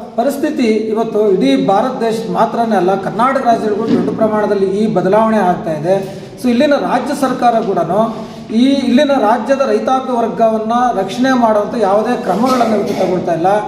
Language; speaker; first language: Kannada; native; Kannada